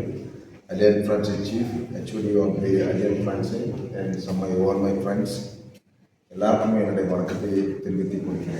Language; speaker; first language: Tamil; non-native, local second language; Malayalam